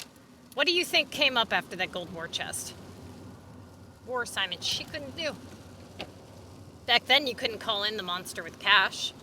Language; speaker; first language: English; native; English